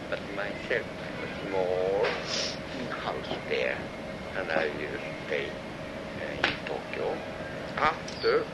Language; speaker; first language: English; non-native, learner; Japanese